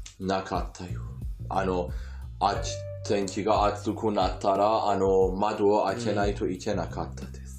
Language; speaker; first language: Japanese; non-native, fluent; Persian